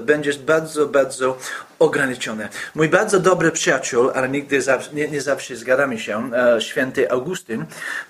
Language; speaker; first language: Polish; non-native, fluent; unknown